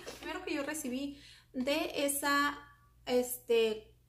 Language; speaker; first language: Spanish; native; Spanish